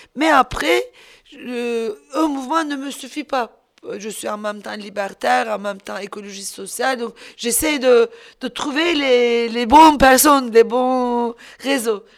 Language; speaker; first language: French; non-native, fluent; Turkish